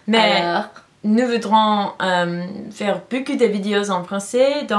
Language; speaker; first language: French; non-native, learner; English